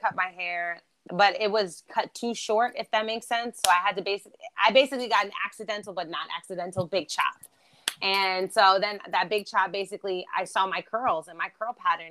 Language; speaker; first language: English; non-native, fluent; German